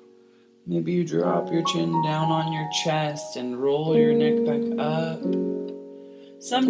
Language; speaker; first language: English; native; English